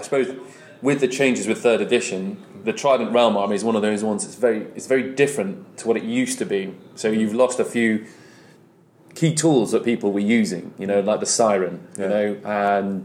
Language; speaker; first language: English; native; English